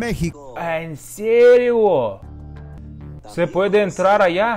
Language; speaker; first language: Spanish; non-native, learner; Russian